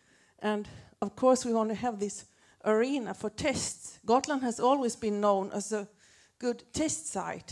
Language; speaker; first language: English; non-native, fluent; Swedish